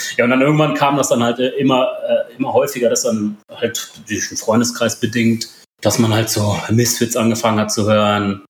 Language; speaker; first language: German; early bilingual, other home language; Polish